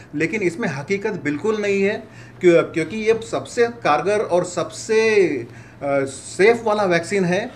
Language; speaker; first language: Hindi; non-native, local second language; Marathi